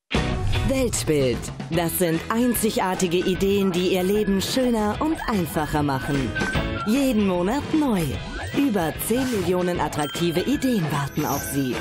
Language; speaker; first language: German; native; German